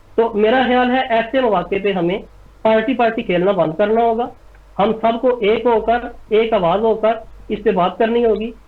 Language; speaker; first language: Urdu; non-native, local second language; Punjabi